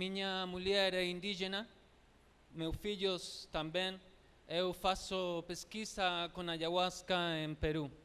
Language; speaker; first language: Portuguese; non-native, learner; Spanish